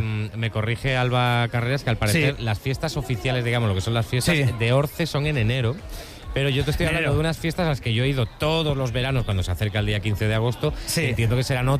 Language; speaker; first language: Spanish; native; Spanish